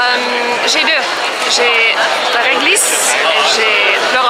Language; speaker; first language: French; non-native, fluent; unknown